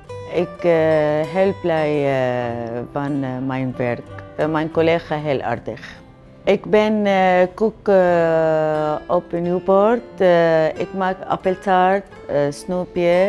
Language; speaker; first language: Dutch; non-native, learner; Arabic